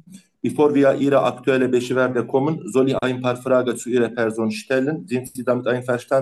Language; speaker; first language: German; non-native, learner; Turkish